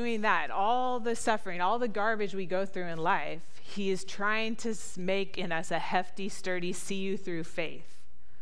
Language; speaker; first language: English; native; English